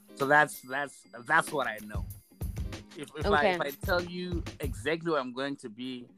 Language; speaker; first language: English; non-native, local second language; Shona